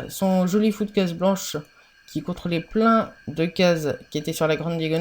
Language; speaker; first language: French; native; French